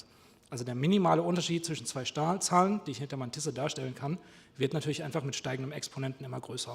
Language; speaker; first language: German; native; German